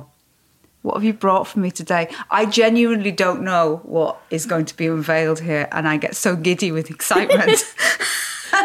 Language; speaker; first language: English; native; English